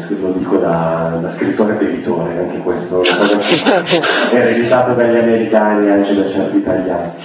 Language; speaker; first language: Italian; native; Italian